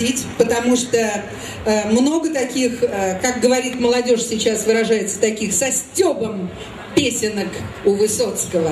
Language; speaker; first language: Russian; native; Russian